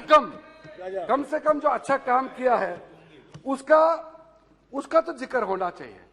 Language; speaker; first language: Hindi; non-native, local second language; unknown